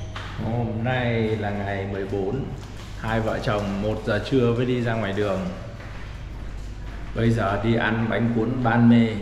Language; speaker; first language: Vietnamese; early bilingual, heritage; Vietnamese